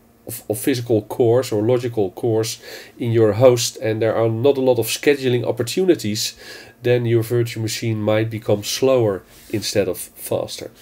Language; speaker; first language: English; non-native, fluent; Dutch